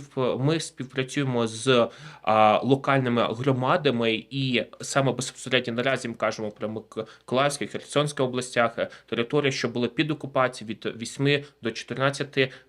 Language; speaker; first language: Ukrainian; native; Ukrainian